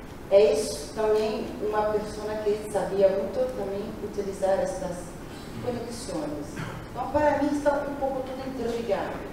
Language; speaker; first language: Spanish; non-native, learner; Portuguese